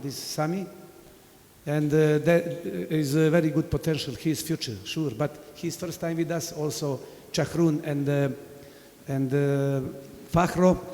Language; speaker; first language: English; non-native, fluent; Serbian